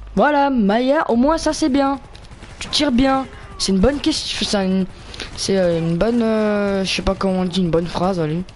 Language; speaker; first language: French; native; French